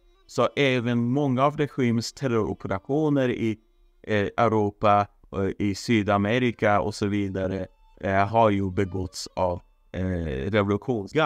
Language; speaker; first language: Swedish; non-native, fluent; Persian